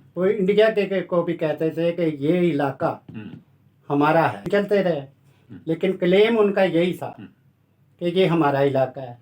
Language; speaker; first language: Urdu; non-native, local second language; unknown